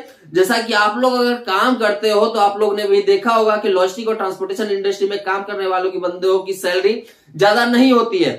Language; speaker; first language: Hindi; native; Hindi